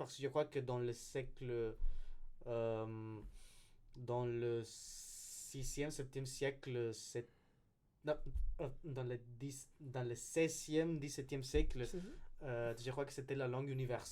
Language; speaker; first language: French; non-native, learner; Spanish